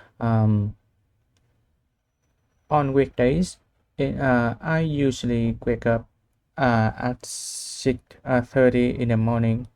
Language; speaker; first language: English; non-native, learner; Vietnamese